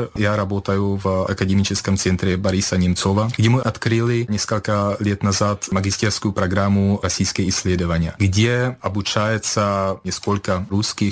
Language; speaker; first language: Russian; non-native, fluent; Czech